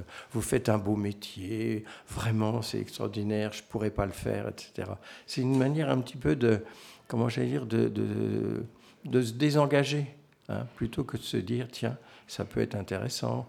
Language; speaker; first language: French; native; French